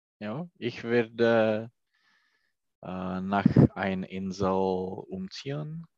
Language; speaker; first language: German; non-native, learner; Czech